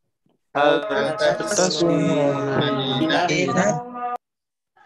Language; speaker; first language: Arabic; non-native, learner; Indonesian